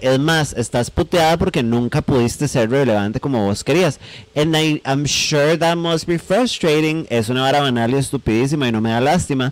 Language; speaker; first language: Spanish; native; Spanish